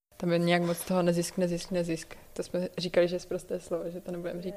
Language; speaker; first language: Czech; native; Czech